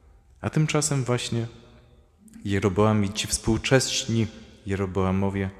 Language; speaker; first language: Polish; native; Polish